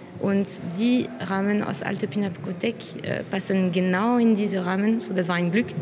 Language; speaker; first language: German; non-native, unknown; French